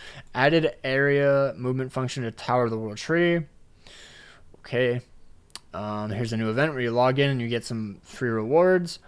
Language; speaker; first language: English; native; English